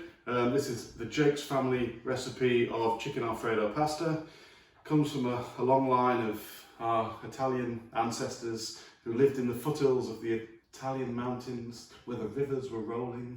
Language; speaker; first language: English; native; English